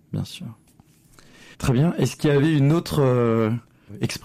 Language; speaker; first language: French; native; French